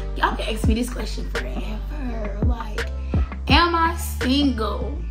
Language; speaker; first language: English; native; English